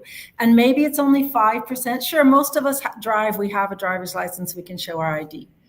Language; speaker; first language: English; native; English